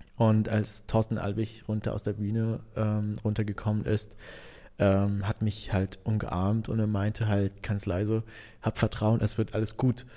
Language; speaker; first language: German; non-native, fluent; Arabic